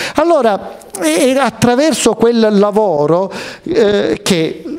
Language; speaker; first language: Italian; native; Italian